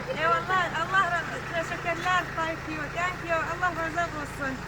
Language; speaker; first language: Turkish; non-native, learner; Arabic